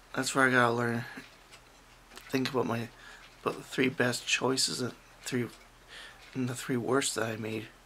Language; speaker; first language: English; native; English